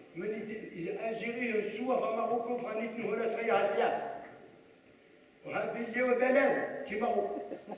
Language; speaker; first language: Danish; non-native, learner; Arabic